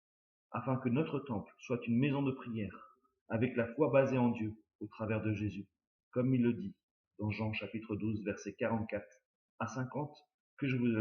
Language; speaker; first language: French; native; French